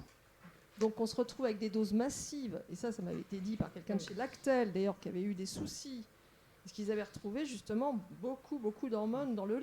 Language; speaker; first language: French; native; French